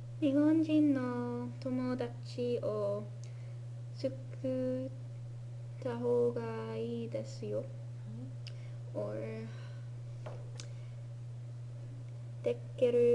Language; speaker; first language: Japanese; non-native, learner; English